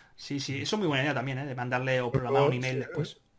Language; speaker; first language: Spanish; native; Spanish